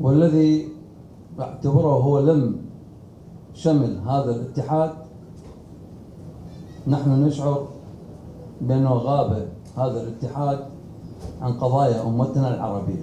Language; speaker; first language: Arabic; native; Arabic